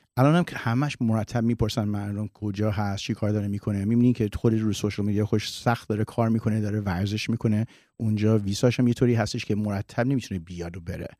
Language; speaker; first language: Persian; early bilingual, heritage; Persian